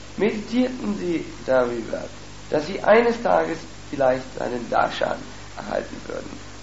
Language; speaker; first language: German; native; German